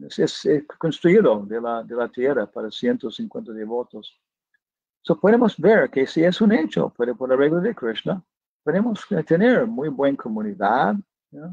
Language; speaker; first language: Spanish; non-native, fluent; English